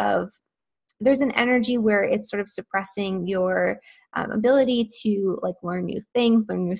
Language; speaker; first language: English; native; English